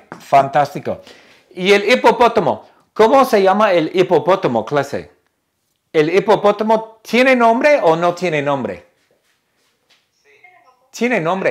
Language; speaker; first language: Spanish; non-native, fluent; English